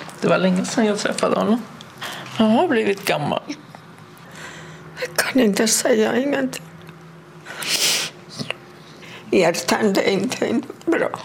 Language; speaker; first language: Swedish; non-native, fluent; Persian